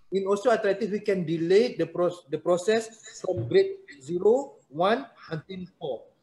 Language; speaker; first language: English; non-native, local second language; Malay